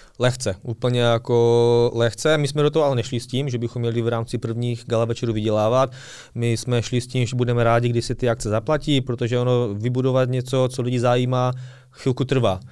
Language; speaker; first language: Czech; early bilingual, other home language; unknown